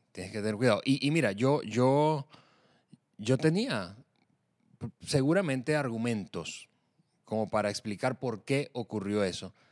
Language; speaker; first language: Spanish; native; Spanish